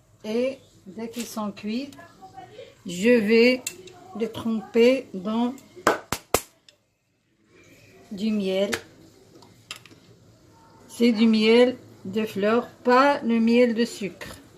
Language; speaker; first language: French; non-native, local second language; Arabic